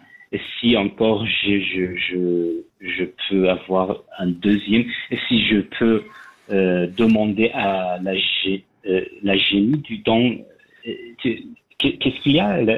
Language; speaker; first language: French; non-native, learner; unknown